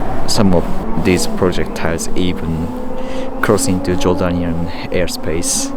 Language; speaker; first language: English; non-native, fluent; Japanese